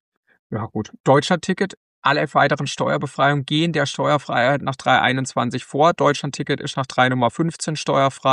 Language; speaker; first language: German; native; German